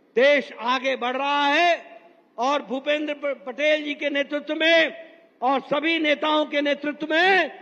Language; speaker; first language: Hindi; native; Hindi